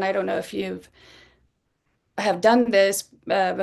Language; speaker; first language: English; non-native, fluent; Swedish